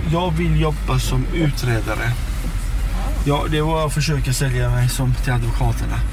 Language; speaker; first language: Swedish; non-native, fluent; Persian